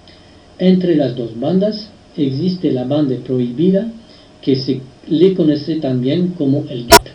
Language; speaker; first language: Spanish; non-native, fluent; French